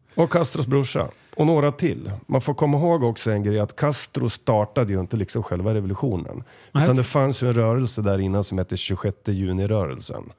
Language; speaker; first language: Swedish; native; Swedish